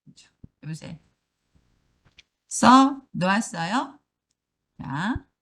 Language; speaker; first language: Korean; native; Korean